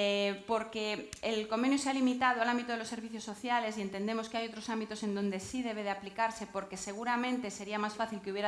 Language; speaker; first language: Spanish; native; Spanish